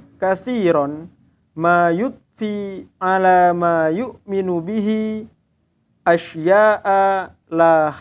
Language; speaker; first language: Arabic; non-native, fluent; Indonesian